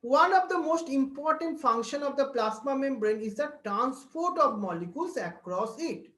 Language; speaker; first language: English; non-native, local second language; Bangla